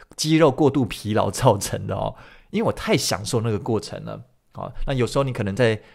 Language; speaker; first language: Chinese; early bilingual, other home language; Min Nan Chinese